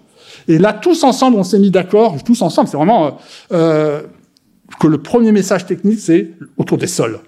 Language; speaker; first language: French; native; French